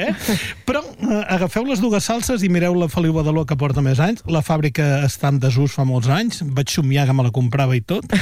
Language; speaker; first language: Catalan; native; Catalan